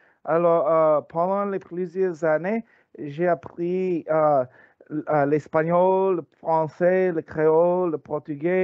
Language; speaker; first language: French; non-native, learner; English